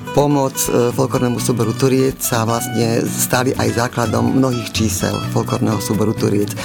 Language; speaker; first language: Slovak; native; Slovak